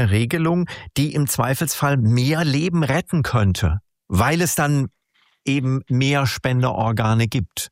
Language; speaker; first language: German; native; German